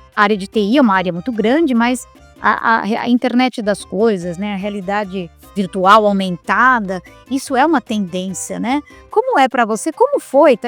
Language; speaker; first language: Portuguese; native; Portuguese